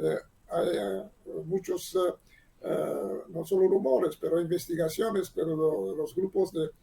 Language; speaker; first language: Spanish; non-native, learner; Hebrew